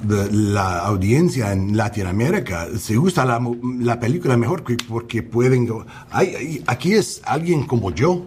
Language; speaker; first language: Spanish; non-native, learner; English